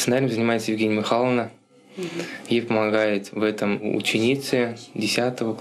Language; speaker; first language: Russian; native; Russian